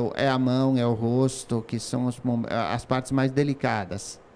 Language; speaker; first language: Portuguese; native; Portuguese